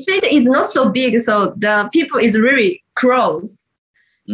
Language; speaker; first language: English; non-native, learner; Japanese